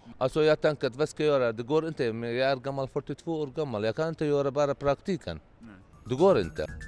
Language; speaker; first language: Swedish; non-native, learner; Arabic